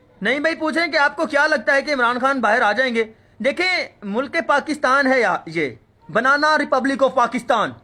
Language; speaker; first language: Urdu; non-native, local second language; Punjabi